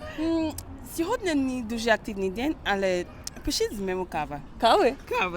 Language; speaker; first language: Ukrainian; non-native, learner; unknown